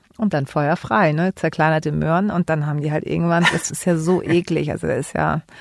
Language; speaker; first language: German; early bilingual, other home language; Greek